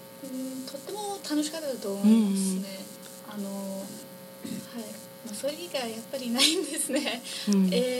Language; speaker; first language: Japanese; early bilingual, heritage; English